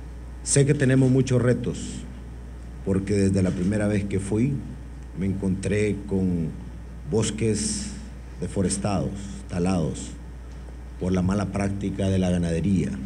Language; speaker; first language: Spanish; native; Spanish